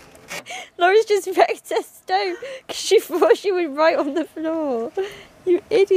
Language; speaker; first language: English; native; English